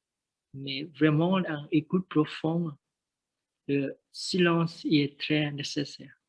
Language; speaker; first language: French; non-native, learner; Vietnamese